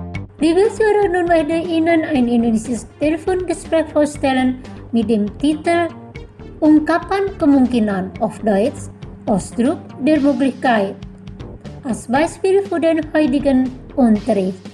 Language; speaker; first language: German; non-native, fluent; Indonesian